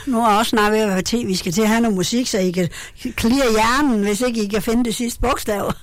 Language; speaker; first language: Danish; native; Danish